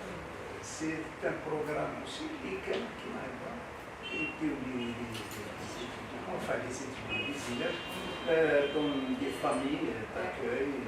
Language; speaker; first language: French; non-native, local second language; Arabic